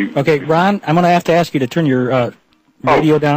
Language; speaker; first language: English; native; English